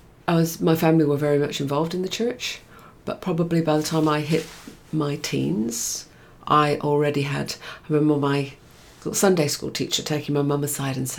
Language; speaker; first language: English; native; English